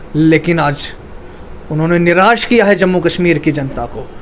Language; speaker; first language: Hindi; native; Hindi